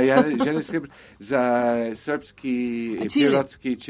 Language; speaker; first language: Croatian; non-native, learner; English